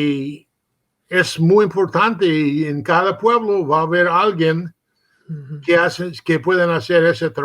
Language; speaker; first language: Spanish; early bilingual, heritage; Spanish